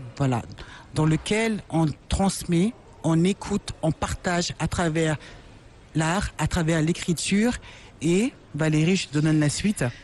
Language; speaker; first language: French; non-native, local second language; Lingala